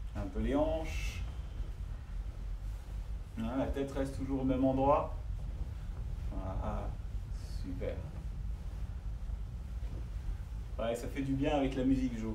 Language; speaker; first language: French; native; French